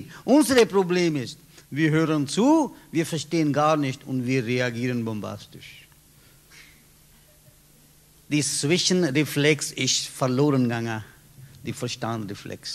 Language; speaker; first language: German; non-native, learner; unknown